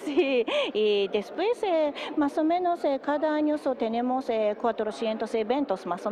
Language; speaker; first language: Spanish; non-native, learner; Japanese